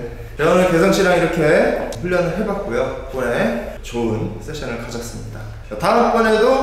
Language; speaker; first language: Korean; native; Korean